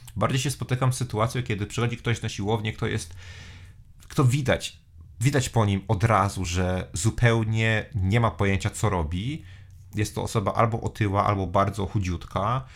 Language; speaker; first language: Polish; native; Polish